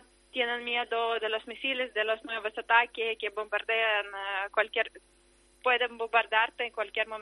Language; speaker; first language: Spanish; non-native, learner; Ukrainian